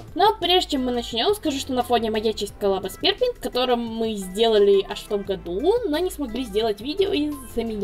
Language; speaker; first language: Russian; native; Russian